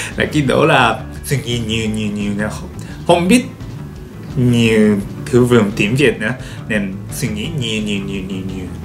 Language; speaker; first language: Vietnamese; non-native, learner; Japanese